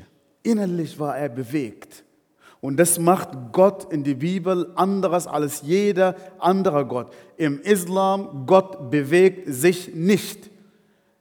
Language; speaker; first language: German; non-native, fluent; Arabic